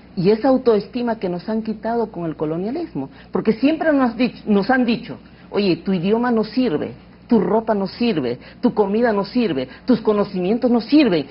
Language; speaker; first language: Spanish; non-native, local second language; Quechua